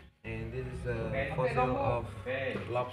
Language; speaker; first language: English; non-native, learner; Indonesian